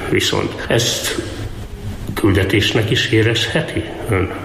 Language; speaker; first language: Hungarian; native; Hungarian